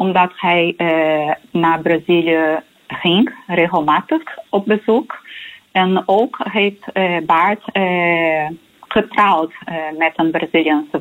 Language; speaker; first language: Dutch; early bilingual, heritage; Portuguese